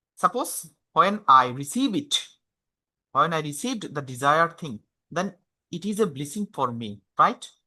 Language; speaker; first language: English; non-native, local second language; Bangla